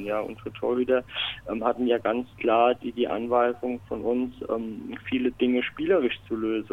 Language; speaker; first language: German; native; German